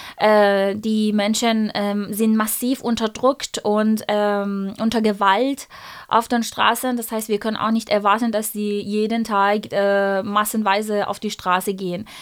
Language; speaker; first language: German; non-native, fluent; Persian